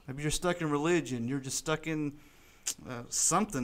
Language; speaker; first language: English; native; English